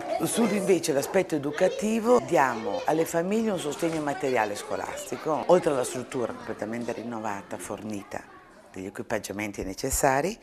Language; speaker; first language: Italian; native; Italian